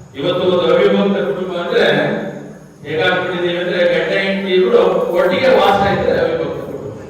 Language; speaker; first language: Kannada; native; Kannada